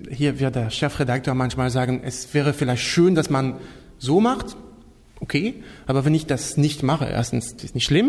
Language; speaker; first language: German; non-native, fluent; French